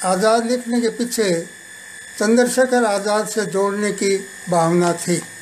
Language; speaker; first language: Hindi; native; Hindi